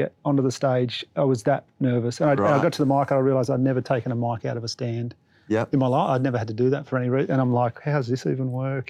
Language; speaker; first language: English; native; English